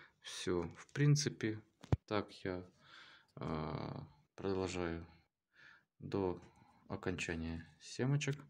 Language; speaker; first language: Russian; native; Russian